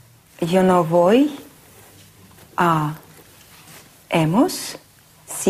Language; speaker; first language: Spanish; non-native, learner; Russian